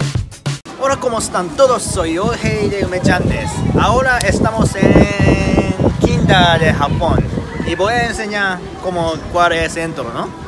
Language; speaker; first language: Spanish; non-native, learner; Japanese